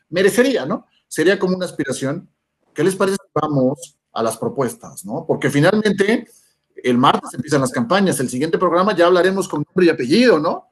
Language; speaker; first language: Spanish; native; Spanish